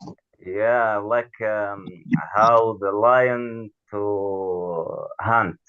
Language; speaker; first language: English; non-native, learner; Arabic